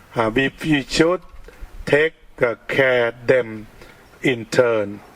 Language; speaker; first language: English; non-native, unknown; Thai